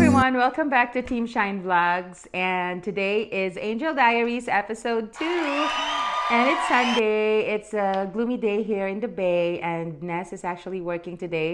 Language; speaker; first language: English; non-native, local second language; Filipino